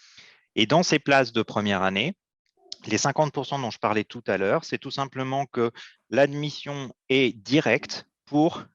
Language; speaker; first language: French; native; French